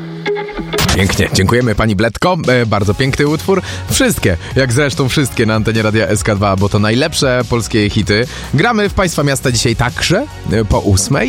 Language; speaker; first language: Polish; native; Polish